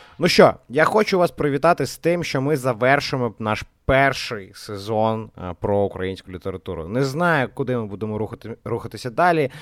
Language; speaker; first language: Ukrainian; native; Ukrainian